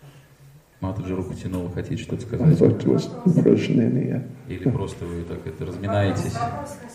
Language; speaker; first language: Russian; native; Russian